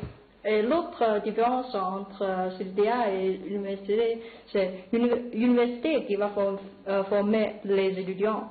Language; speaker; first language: French; non-native, learner; Chinese